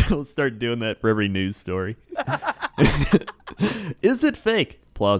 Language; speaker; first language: English; native; English